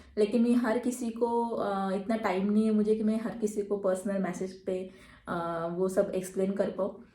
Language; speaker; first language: Hindi; non-native, local second language; Marathi